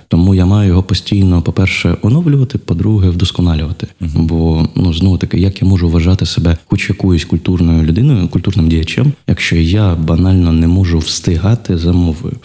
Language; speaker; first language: Ukrainian; non-native, local second language; Russian